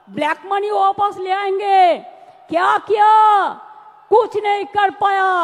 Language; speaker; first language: Hindi; non-native, local second language; Bangla